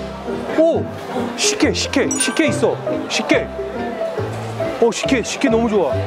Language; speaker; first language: Korean; non-native, fluent; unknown